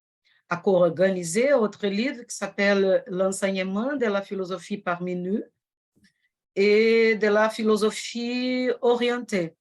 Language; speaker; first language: French; non-native, fluent; Portuguese